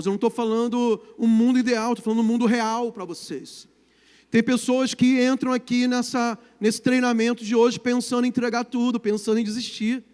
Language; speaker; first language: Portuguese; native; Portuguese